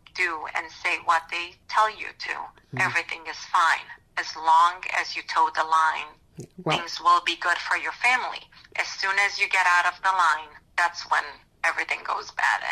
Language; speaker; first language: English; non-native, fluent; Romanian